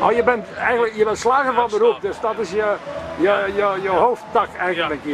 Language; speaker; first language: Dutch; native; Dutch